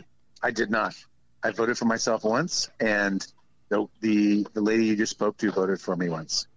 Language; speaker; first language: English; native; English